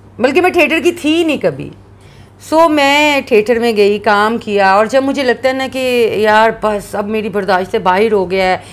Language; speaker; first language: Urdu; non-native, local second language; Punjabi